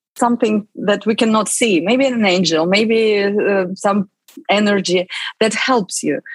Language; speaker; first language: English; non-native, fluent; Russian